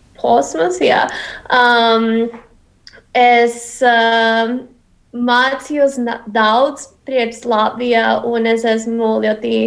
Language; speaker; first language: Latvian; non-native, learner; Spanish